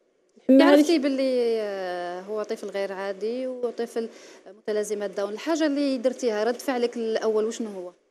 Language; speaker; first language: Arabic; native; Arabic